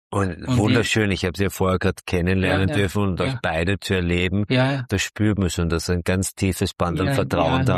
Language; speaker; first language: German; native; German